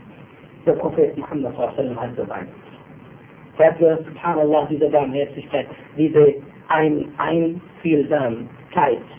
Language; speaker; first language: German; non-native, fluent; Arabic